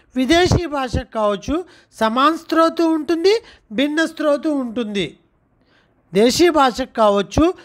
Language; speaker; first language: Telugu; non-native, local second language; Urdu